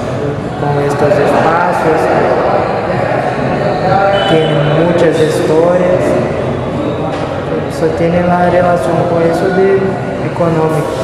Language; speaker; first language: Spanish; non-native, learner; Portuguese